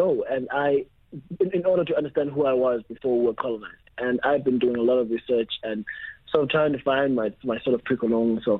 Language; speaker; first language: English; non-native, local second language; Xhosa